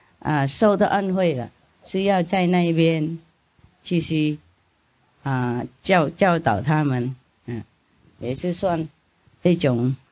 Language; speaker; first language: Chinese; non-native, fluent; Vietnamese